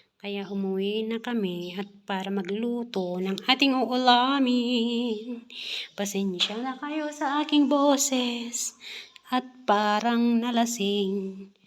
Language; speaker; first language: Filipino; non-native, local second language; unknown